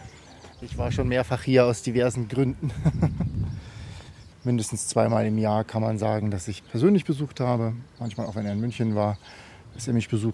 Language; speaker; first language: German; native; German